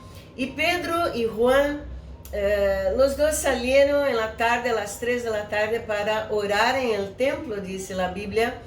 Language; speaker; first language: Spanish; non-native, fluent; Portuguese